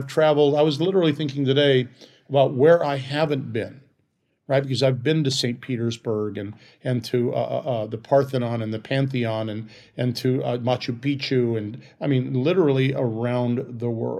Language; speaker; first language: English; native; English